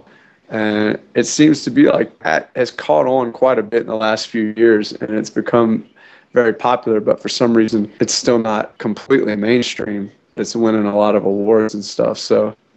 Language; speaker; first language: English; native; English